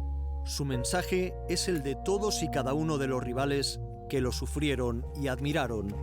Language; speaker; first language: Spanish; native; Spanish